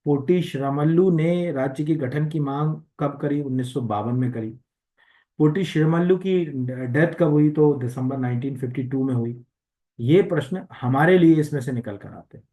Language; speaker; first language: Hindi; native; Hindi